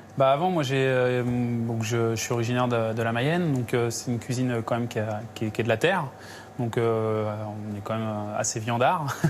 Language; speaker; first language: French; native; French